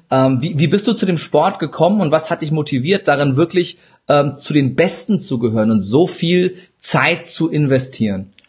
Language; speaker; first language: German; early bilingual, other home language; Turkish